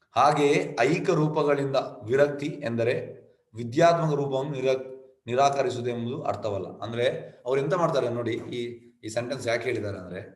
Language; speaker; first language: Kannada; native; Kannada